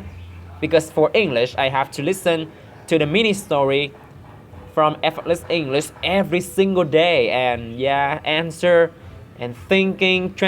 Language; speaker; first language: English; non-native, learner; Vietnamese